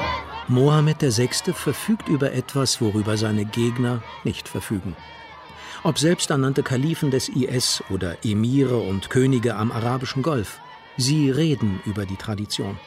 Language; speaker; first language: German; native; German